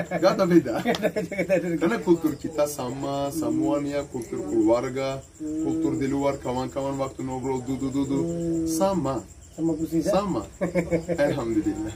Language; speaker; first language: Indonesian; non-native, learner; Kurdish